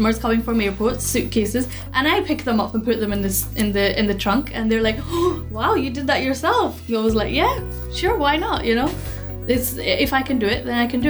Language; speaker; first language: English; native; English